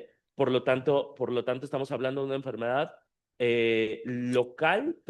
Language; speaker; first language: Spanish; native; Spanish